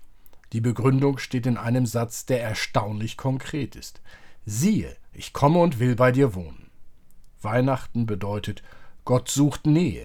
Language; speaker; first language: German; native; German